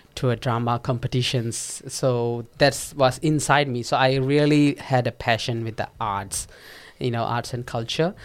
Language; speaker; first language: English; non-native, local second language; Tamil